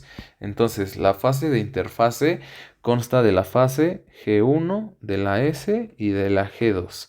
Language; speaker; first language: Spanish; native; Spanish